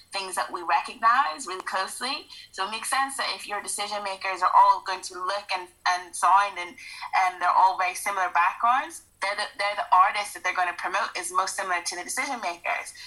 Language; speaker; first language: English; native; English